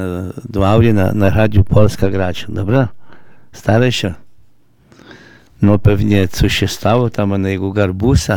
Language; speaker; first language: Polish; early bilingual, heritage; Portuguese